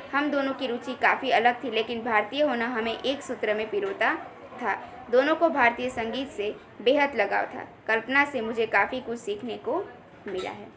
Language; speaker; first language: Hindi; non-native, local second language; Gujarati